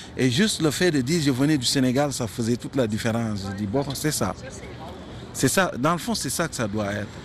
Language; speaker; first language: French; non-native, local second language; Wolof